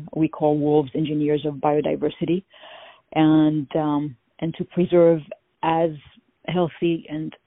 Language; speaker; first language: English; non-native, fluent; French